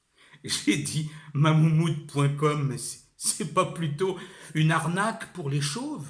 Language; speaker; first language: French; native; French